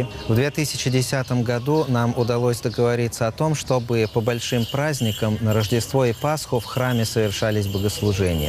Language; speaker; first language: Russian; native; Russian